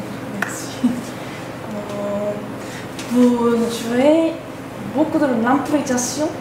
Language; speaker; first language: French; non-native, learner; Korean